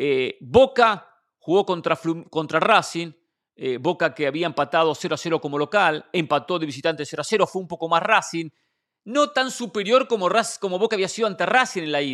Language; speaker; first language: Spanish; native; Spanish